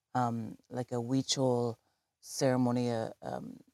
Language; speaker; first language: English; native; English